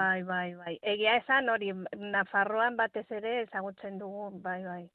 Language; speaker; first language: Basque; non-native, local second language; Spanish